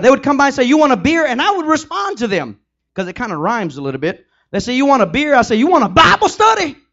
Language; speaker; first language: English; early bilingual, other home language; Spanish